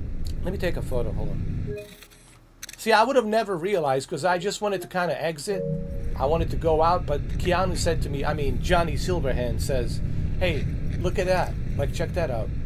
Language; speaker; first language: English; native; English